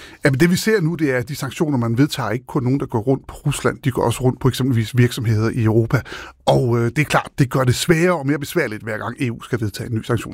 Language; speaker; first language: Danish; native; Danish